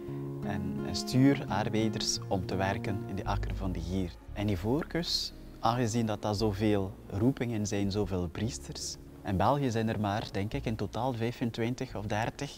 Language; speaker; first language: Dutch; non-native, fluent; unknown